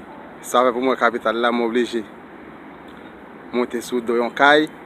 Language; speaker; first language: French; non-native, learner; Haitian Creole